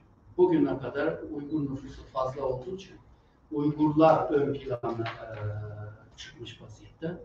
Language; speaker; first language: Turkish; non-native, fluent; Uyghur